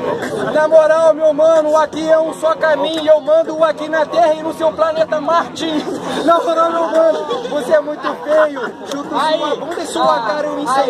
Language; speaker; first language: Portuguese; native; Portuguese